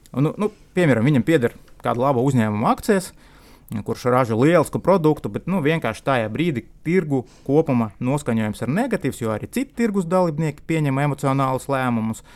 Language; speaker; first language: Latvian; non-native, local second language; Russian